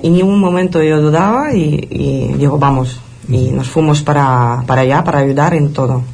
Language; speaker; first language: Spanish; non-native, fluent; Ukrainian